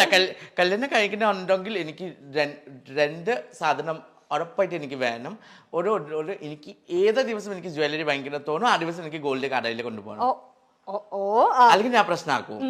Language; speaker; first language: Malayalam; non-native, learner; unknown